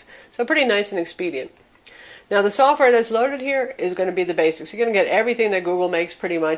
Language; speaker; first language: English; native; English